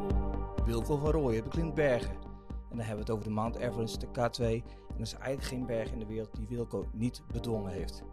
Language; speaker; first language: Dutch; native; Dutch